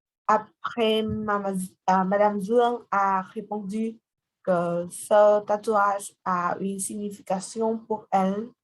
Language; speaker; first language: French; non-native, learner; Vietnamese